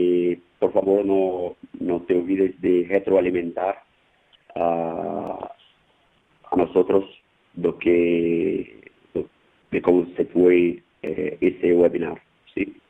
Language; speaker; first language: Spanish; non-native, fluent; Portuguese